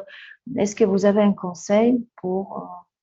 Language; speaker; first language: French; non-native, fluent; Spanish